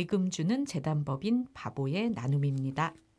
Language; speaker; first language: Korean; native; Korean